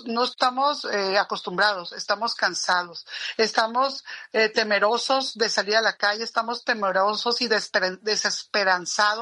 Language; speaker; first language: Spanish; native; Spanish